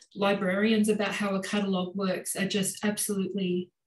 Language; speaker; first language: English; native; English